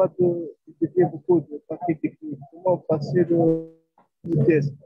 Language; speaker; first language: French; non-native, learner; Arabic